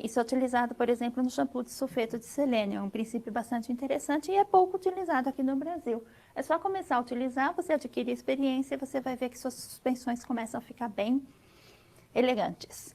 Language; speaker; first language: Portuguese; native; Portuguese